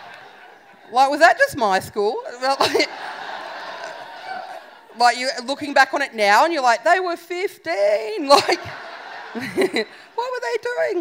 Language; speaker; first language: English; native; English